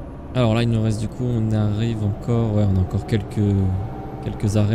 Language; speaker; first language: French; native; French